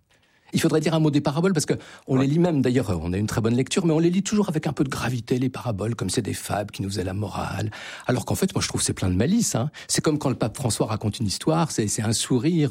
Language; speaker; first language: French; native; French